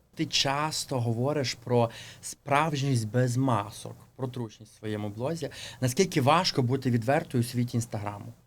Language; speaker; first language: Ukrainian; native; Ukrainian